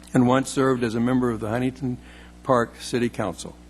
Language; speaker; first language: English; native; English